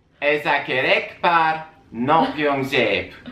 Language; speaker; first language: Romanian; native; Romanian